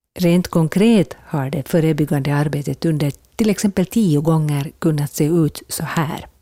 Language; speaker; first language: Swedish; native; Swedish